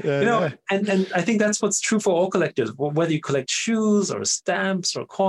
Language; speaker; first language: English; non-native, fluent; German